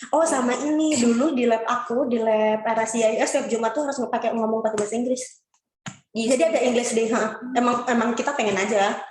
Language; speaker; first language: Indonesian; native; Indonesian